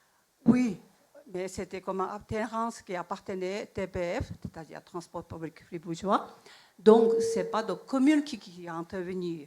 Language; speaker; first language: French; non-native, learner; Japanese